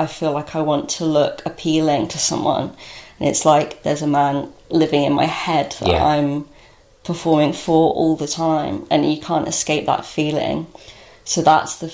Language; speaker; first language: English; native; English